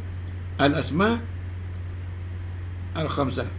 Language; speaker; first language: Arabic; non-native, fluent; Malay